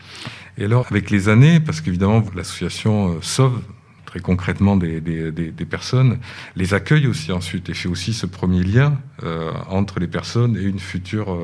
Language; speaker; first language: French; native; French